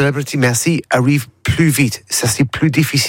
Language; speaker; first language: French; non-native, learner; English